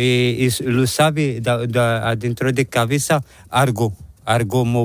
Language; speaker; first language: Spanish; non-native, learner; Arabic